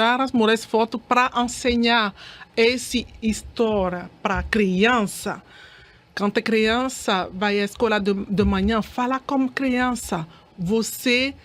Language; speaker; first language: Portuguese; non-native, learner; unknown